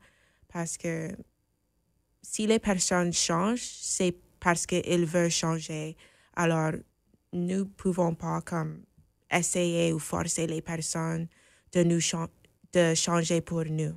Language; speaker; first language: French; non-native, fluent; English